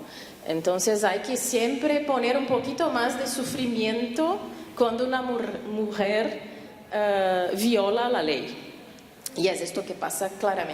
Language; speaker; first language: Spanish; non-native, fluent; Portuguese